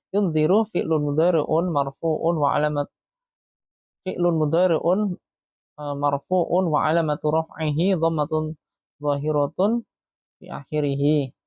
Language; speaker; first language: Arabic; non-native, fluent; Indonesian